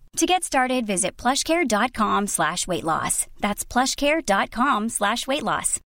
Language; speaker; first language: English; native; English